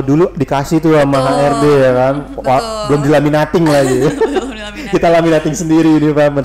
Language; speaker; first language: Indonesian; native; Indonesian